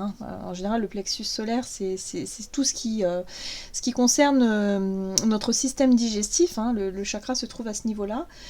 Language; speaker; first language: French; native; French